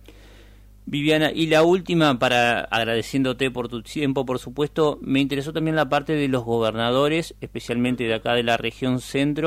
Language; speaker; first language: Spanish; native; Spanish